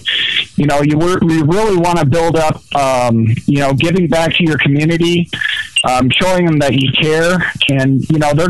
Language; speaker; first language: English; native; English